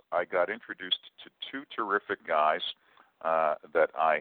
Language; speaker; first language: English; native; English